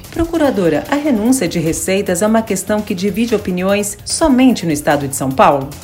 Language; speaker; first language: Portuguese; native; Portuguese